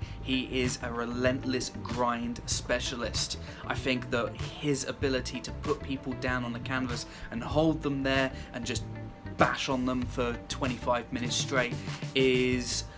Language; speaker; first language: English; native; English